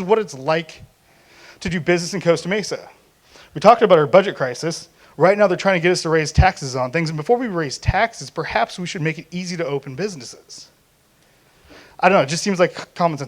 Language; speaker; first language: English; native; English